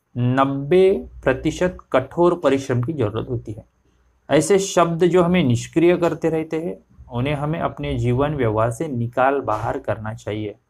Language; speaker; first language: Hindi; non-native, local second language; Marathi